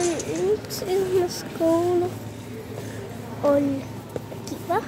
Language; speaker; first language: Finnish; early bilingual, heritage; Finnish